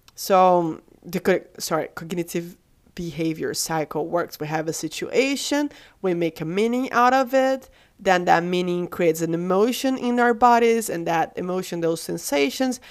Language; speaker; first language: English; non-native, fluent; Portuguese